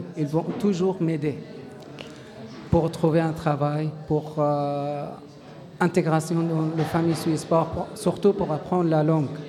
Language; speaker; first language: French; non-native, learner; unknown